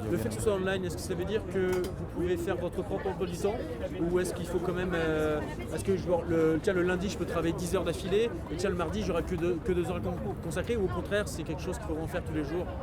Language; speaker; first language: French; native; French